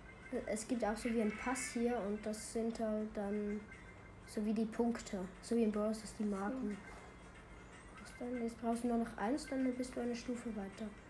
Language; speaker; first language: German; native; German